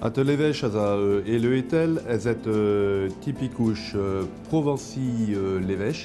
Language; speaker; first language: Hungarian; non-native, learner; French